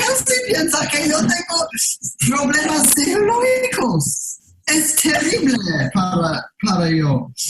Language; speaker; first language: Spanish; non-native, learner; English